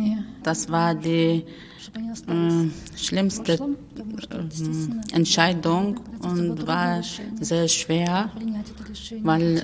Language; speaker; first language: German; non-native, fluent; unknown